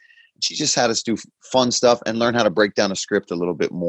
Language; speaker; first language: English; native; English